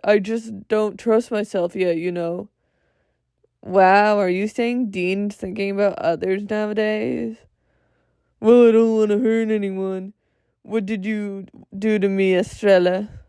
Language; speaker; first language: English; native; English